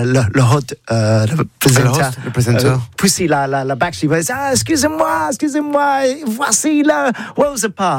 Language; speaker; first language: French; non-native, learner; English